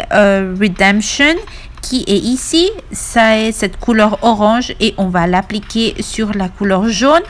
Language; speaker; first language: French; non-native, fluent; Spanish